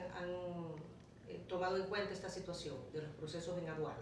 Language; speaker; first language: Spanish; native; Spanish